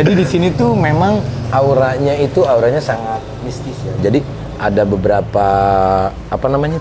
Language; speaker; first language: Indonesian; native; Indonesian